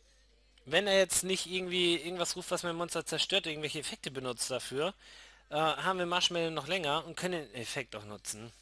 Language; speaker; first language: German; native; German